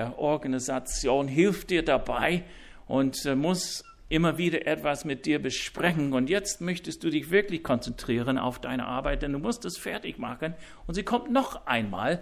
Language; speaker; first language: German; non-native, fluent; English